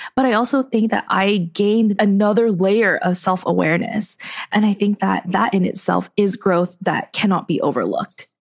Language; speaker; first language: English; native; English